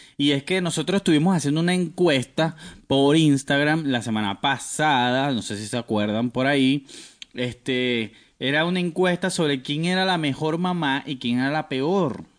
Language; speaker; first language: Spanish; native; Spanish